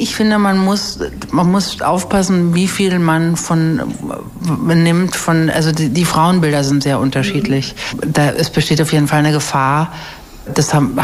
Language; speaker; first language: German; native; German